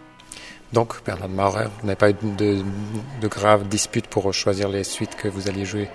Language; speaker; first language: French; native; French